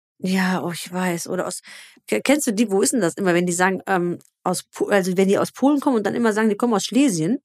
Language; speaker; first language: German; early bilingual, other home language; Greek